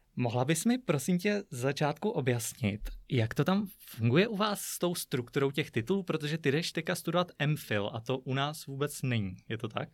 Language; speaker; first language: Czech; native; Czech